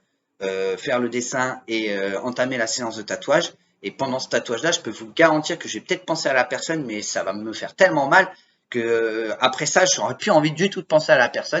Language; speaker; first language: French; native; French